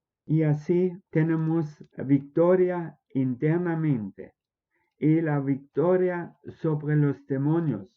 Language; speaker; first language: Spanish; non-native, fluent; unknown